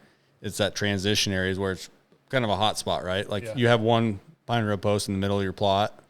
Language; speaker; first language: English; native; English